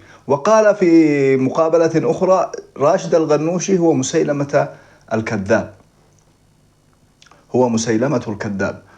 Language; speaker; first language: Arabic; native; Arabic